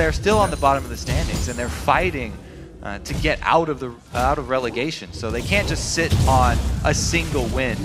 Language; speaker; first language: English; native; English